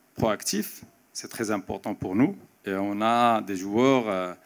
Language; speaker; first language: French; non-native, local second language; Arabic